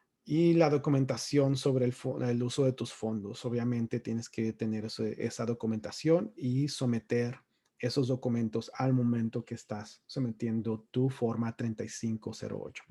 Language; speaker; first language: Spanish; native; Spanish